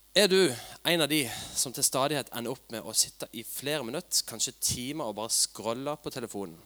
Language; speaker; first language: Norwegian; native; Norwegian